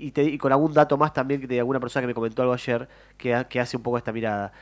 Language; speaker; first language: Spanish; native; Spanish